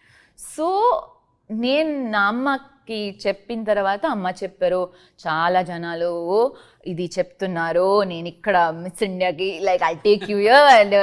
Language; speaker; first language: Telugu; non-native, learner; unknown